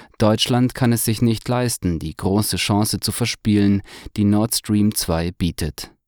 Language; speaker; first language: German; native; German